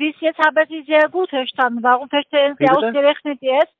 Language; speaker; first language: German; non-native, learner; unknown